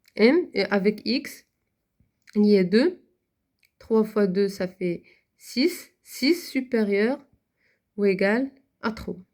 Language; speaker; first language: French; non-native, local second language; Arabic